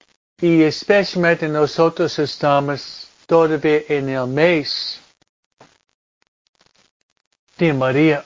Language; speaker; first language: Spanish; non-native, fluent; English